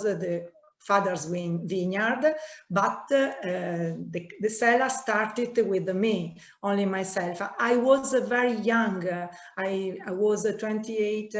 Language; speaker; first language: English; non-native, learner; Italian